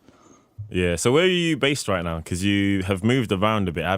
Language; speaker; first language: English; native; English